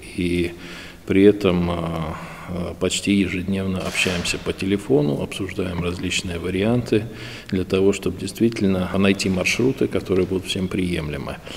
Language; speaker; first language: Russian; native; Russian